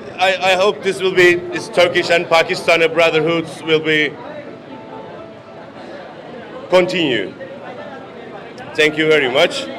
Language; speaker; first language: English; non-native, learner; Turkish